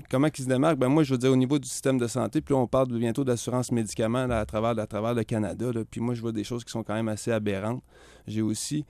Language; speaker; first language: French; native; French